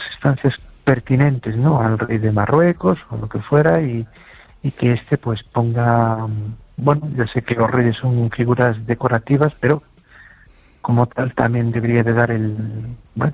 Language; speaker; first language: Spanish; native; Spanish